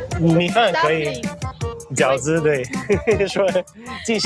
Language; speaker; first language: Chinese; non-native, learner; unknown